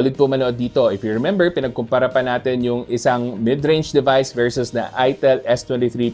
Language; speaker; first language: Filipino; native; Filipino